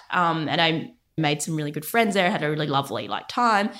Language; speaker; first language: English; native; English